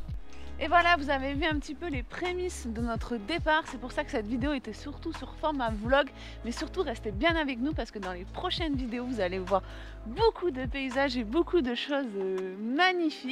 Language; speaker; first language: French; native; French